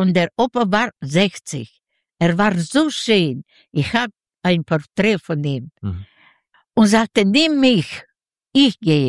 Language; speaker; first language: German; non-native, learner; Yiddish